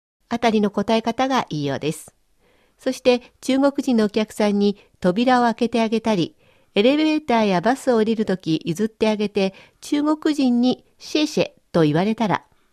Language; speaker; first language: Japanese; native; Japanese